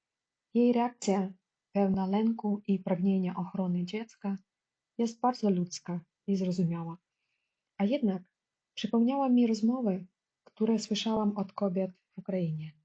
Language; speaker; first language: Polish; non-native, fluent; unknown